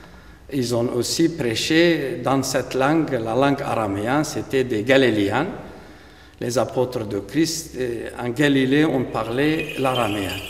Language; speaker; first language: French; non-native, fluent; Aramaic